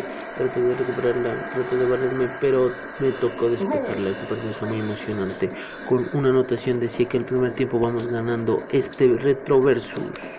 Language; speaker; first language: Spanish; native; Spanish